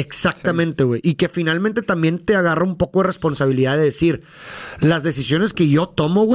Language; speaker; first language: Spanish; native; Spanish